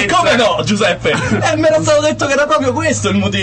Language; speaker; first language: Italian; native; Italian